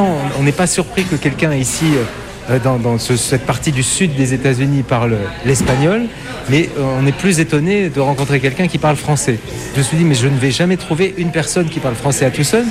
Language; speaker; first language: French; native; French